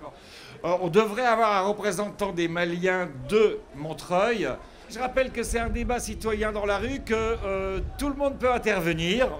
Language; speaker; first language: French; native; French